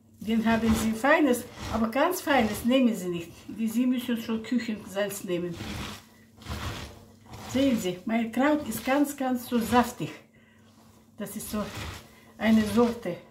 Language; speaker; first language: German; non-native, local second language; Russian